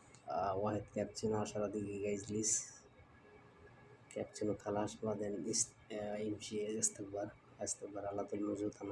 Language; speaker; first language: Arabic; non-native, learner; Bangla